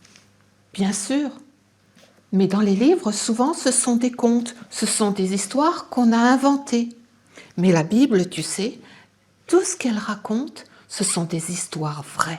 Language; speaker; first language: French; native; French